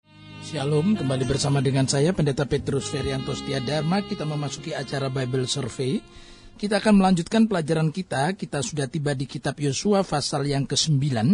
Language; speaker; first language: Indonesian; native; Indonesian